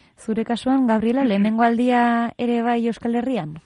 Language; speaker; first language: Basque; native; Basque